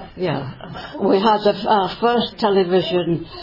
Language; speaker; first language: English; native; English